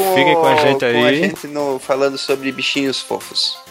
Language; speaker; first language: Portuguese; native; Portuguese